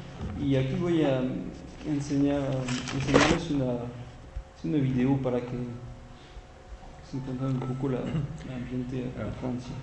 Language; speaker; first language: Spanish; non-native, fluent; French